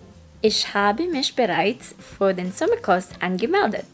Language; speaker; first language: German; non-native, fluent; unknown